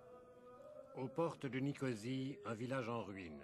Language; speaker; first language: French; native; French